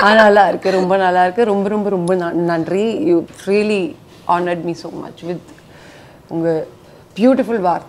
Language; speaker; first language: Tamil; non-native, fluent; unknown